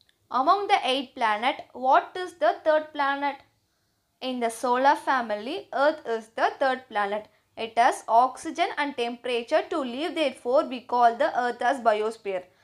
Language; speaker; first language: English; non-native, local second language; Tamil